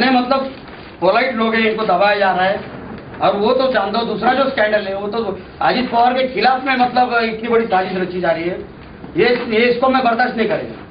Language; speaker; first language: Hindi; non-native, local second language; Marathi